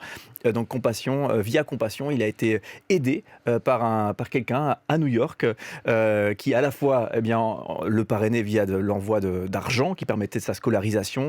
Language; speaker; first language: French; native; French